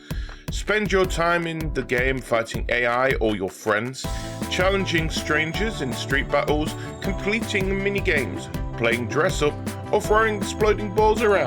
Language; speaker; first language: English; native; English